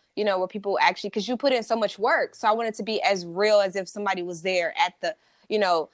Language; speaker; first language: English; native; English